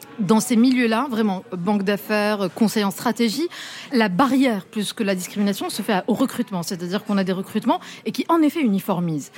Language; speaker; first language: French; non-native, local second language; Arabic